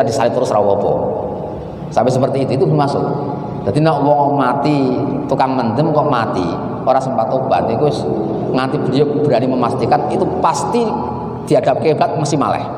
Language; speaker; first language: Indonesian; native; Indonesian